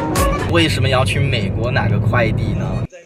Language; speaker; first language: Chinese; non-native, fluent; English